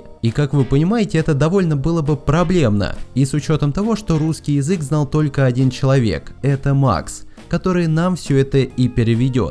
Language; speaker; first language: Russian; native; Russian